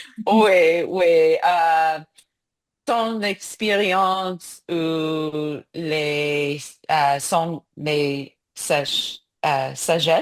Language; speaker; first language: French; non-native, learner; English